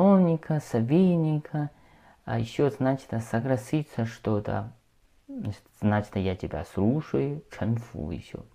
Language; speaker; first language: Russian; non-native, learner; Chinese